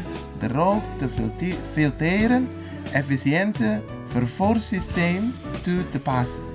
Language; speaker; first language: Dutch; non-native, fluent; Indonesian